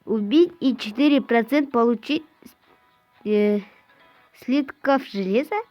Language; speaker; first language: Russian; non-native, local second language; Kazakh